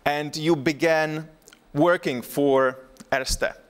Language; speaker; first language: English; non-native, fluent; Czech